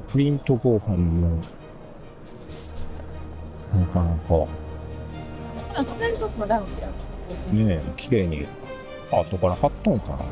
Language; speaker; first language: Japanese; native; Japanese